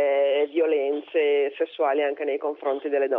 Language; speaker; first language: Italian; native; Italian